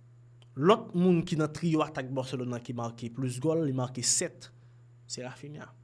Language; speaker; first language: French; non-native, local second language; Haitian Creole